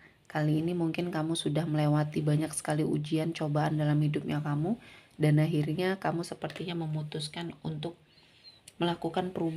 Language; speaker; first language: Indonesian; native; Indonesian